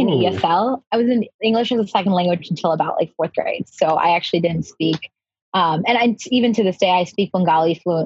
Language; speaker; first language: English; native; English